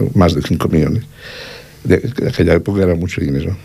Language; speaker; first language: Spanish; native; Spanish